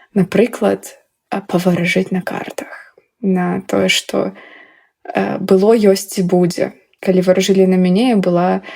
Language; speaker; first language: Belarusian; native; Belarusian